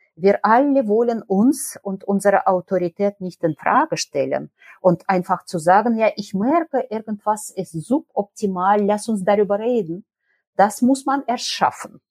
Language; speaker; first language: German; non-native, fluent; Russian